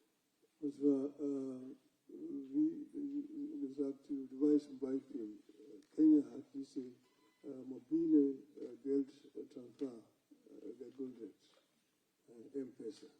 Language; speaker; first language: German; non-native, fluent; Luo (Kenya and Tanzania)